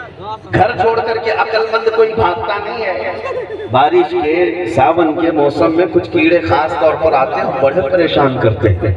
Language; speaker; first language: Urdu; native; Urdu